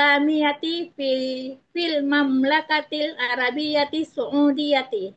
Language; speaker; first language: Arabic; non-native, learner; Indonesian